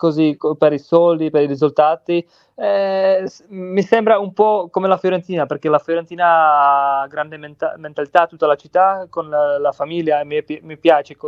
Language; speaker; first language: Italian; non-native, learner; Czech